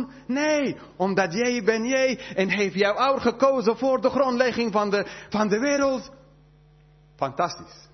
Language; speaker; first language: Dutch; non-native, fluent; English